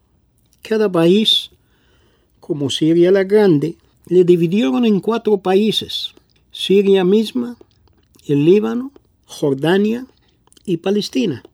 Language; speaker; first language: Spanish; non-native, fluent; Arabic